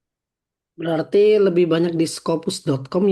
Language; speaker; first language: Indonesian; native; Indonesian